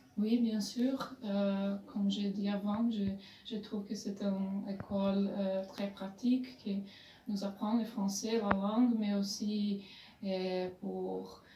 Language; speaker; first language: French; non-native, fluent; Portuguese